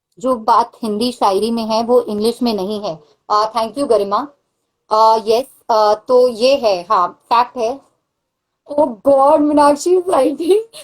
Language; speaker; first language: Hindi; non-native, local second language; Maithili